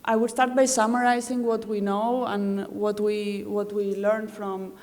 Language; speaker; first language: English; non-native, fluent; Spanish